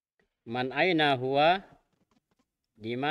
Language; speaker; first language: Arabic; non-native, learner; Indonesian